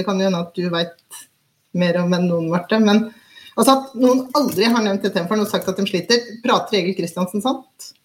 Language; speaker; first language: Norwegian; native; Norwegian